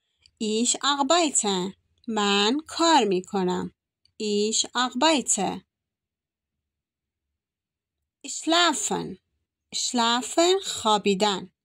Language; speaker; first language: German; non-native, fluent; Persian